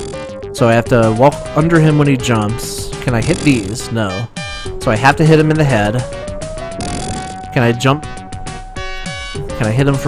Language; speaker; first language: English; native; English